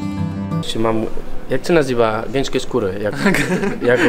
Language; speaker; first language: Polish; non-native, learner; Spanish